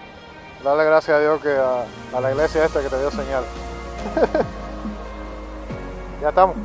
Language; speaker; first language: Spanish; early bilingual, heritage; Spanish